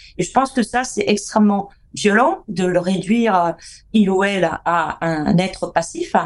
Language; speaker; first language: French; native; French